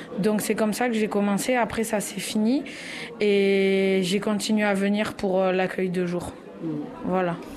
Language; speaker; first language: French; native; French